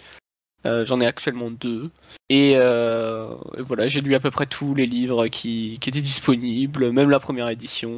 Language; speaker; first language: French; native; French